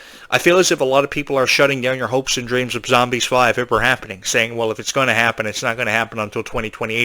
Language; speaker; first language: English; native; English